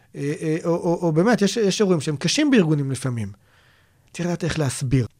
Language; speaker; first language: Hebrew; native; Hebrew